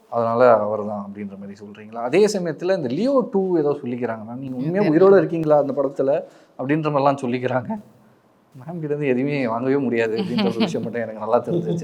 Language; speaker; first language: Tamil; native; Tamil